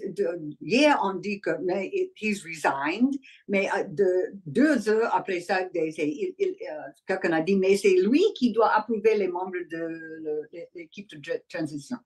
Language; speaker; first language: French; non-native, learner; English